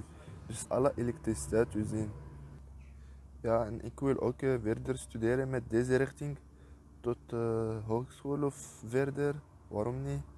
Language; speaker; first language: Dutch; non-native, learner; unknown